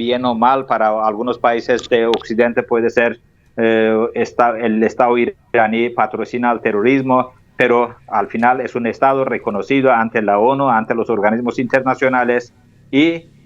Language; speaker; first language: Spanish; non-native, fluent; Turkish